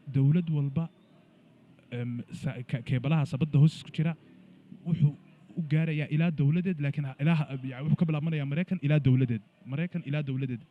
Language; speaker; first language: Somali; early bilingual, heritage; Somali